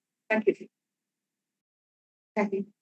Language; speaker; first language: English; non-native, learner; Chinese